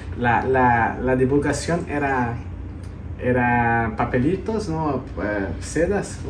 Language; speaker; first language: Spanish; early bilingual, heritage; Spanish